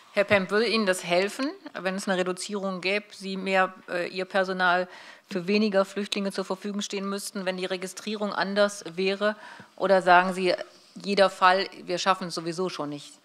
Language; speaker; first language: German; native; German